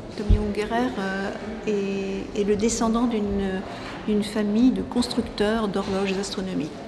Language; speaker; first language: French; native; French